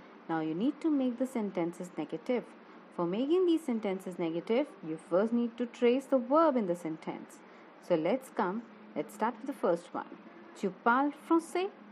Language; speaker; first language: English; non-native, local second language; Hindi